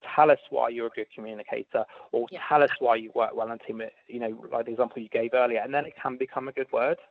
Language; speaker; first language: English; native; English